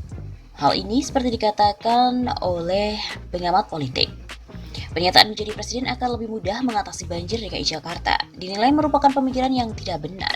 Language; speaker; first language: Indonesian; native; Indonesian